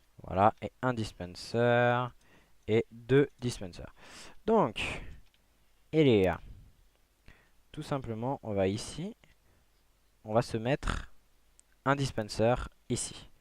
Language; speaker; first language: French; native; French